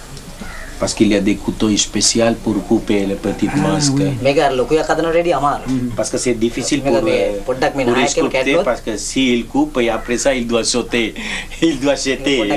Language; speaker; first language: French; non-native, fluent; Sinhala